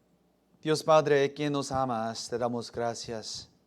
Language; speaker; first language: Spanish; non-native, fluent; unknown